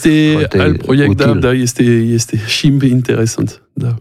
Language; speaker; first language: Romanian; non-native, learner; French